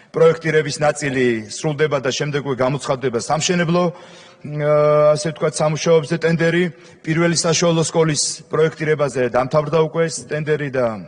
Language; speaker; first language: Georgian; native; Georgian